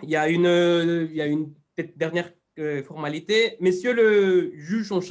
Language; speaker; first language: French; non-native, fluent; Spanish